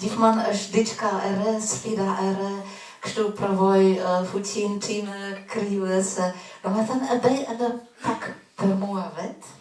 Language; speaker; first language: Albanian; non-native, fluent; German